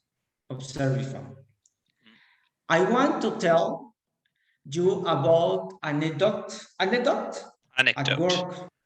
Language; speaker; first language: English; non-native, learner; Spanish